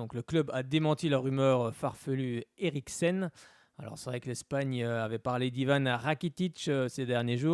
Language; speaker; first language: French; native; French